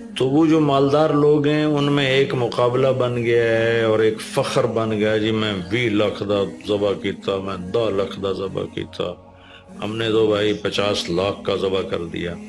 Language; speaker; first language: Urdu; non-native, local second language; Punjabi